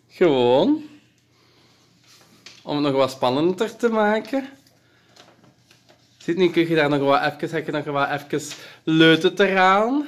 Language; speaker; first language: Dutch; native; Dutch